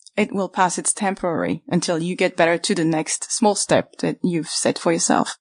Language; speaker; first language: English; non-native, fluent; French